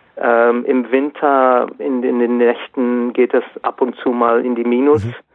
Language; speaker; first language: German; native; German